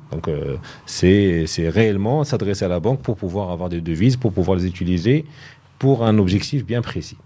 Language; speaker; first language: French; non-native, local second language; Arabic